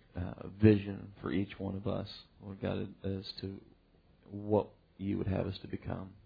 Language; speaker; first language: English; native; English